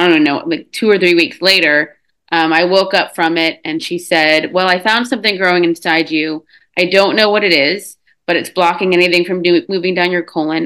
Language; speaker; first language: English; native; English